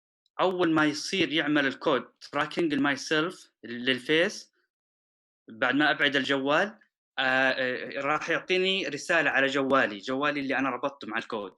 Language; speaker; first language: Arabic; native; Arabic